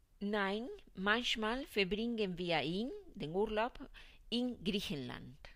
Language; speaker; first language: German; non-native, fluent; Spanish